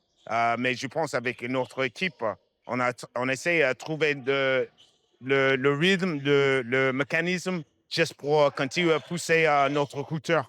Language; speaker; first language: French; non-native, fluent; English